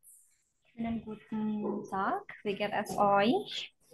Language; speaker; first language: German; non-native, fluent; Indonesian